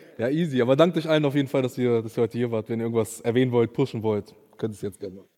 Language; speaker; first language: German; native; German